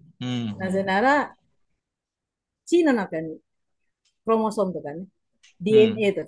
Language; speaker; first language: Japanese; non-native, learner; Indonesian